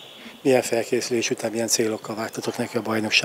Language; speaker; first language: Hungarian; native; Hungarian